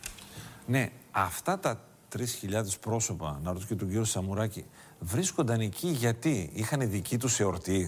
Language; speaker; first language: Greek; native; Greek